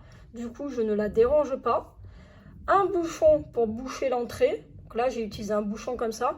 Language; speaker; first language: French; native; French